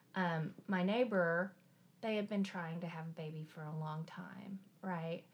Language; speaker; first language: English; native; English